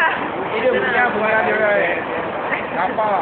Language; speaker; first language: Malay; non-native, local second language; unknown